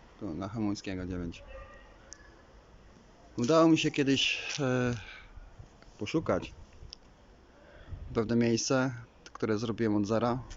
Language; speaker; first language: Polish; native; Polish